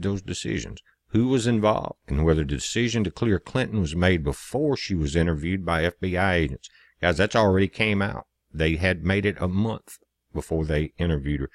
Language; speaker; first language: English; native; English